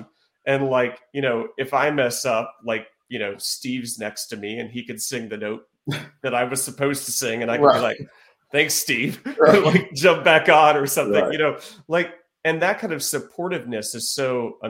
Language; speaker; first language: English; native; English